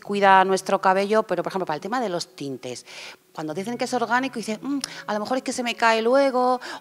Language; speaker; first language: Spanish; native; Spanish